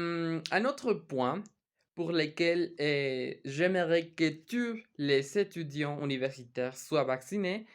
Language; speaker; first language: French; non-native, learner; Spanish